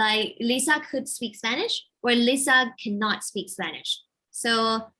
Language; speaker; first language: English; non-native, fluent; Thai